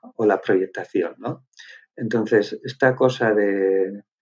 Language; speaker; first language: Spanish; native; Spanish